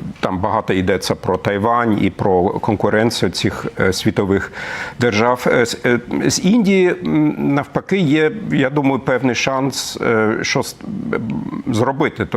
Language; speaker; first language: Ukrainian; non-native, fluent; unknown